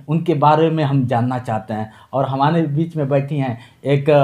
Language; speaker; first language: Hindi; native; Hindi